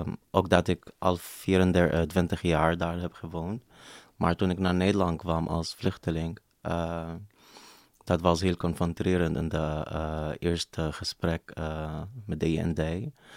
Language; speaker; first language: Dutch; non-native, fluent; Arabic